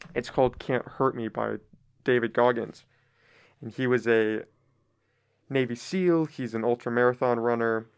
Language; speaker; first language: English; early bilingual, other home language; Spanish